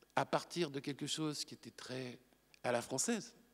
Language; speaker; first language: French; native; French